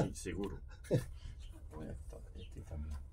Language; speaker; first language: Spanish; non-native, learner; French